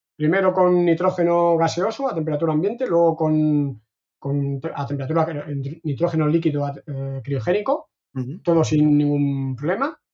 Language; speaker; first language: Spanish; native; Spanish